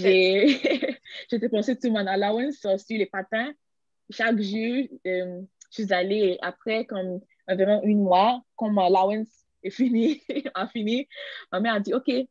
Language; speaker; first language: French; non-native, learner; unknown